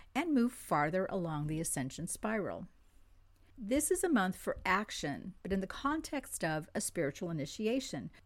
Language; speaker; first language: English; non-native, fluent; French